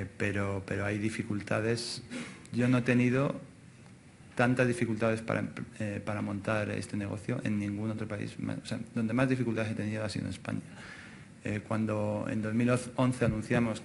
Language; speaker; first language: Spanish; native; Spanish